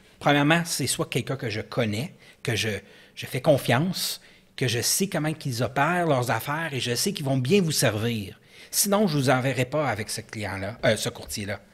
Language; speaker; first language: French; native; French